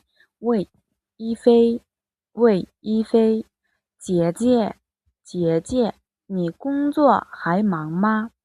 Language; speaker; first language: Chinese; non-native, fluent; Mongolian